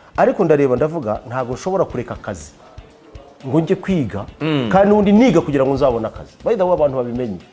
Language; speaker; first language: Kinyarwanda; early bilingual, heritage; Kinyarwanda